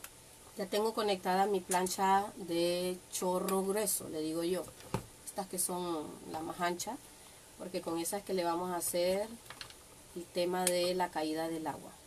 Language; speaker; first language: Spanish; native; Spanish